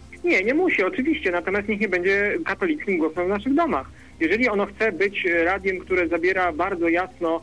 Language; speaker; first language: Polish; native; Polish